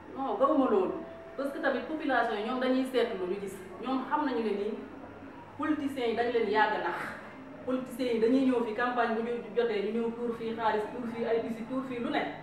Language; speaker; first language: Wolof; non-native, local second language; Jola-Fonyi